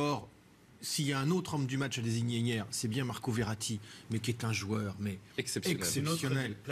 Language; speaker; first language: French; native; French